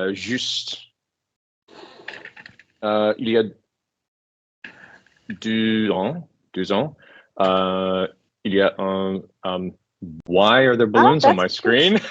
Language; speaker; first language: French; non-native, learner; English